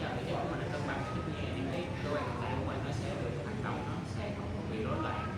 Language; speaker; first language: Vietnamese; native; Vietnamese